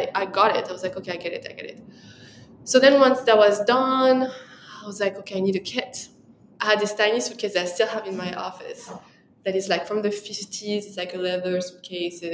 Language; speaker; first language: English; non-native, fluent; French